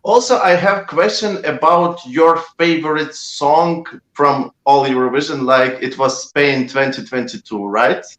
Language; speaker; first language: English; non-native, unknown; Ukrainian